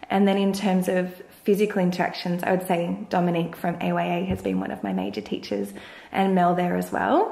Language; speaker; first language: English; native; English